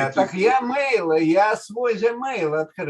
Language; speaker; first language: Russian; native; Russian